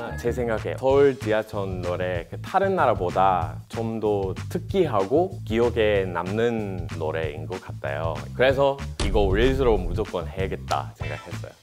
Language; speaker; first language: Korean; non-native, fluent; English